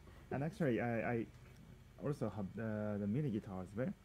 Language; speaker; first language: English; non-native, learner; Japanese